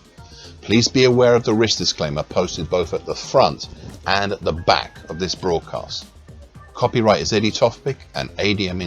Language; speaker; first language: English; native; English